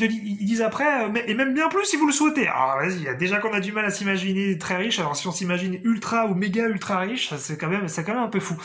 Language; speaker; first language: French; native; French